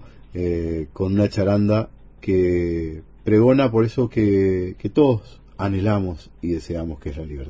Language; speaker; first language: Spanish; native; Spanish